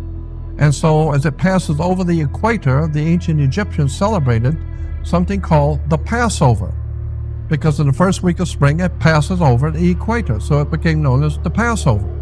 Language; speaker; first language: English; native; English